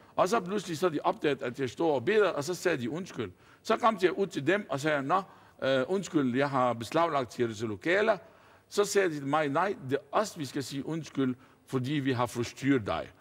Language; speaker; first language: Danish; non-native, fluent; Arabic